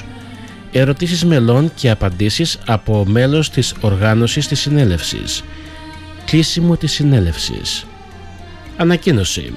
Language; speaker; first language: Greek; native; Greek